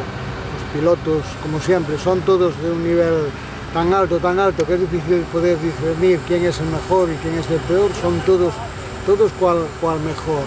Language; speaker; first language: Spanish; native; Spanish